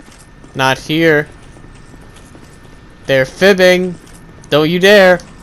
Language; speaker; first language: English; native; English